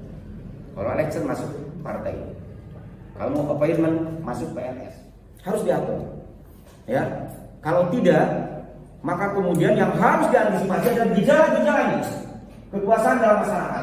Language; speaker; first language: Indonesian; native; Indonesian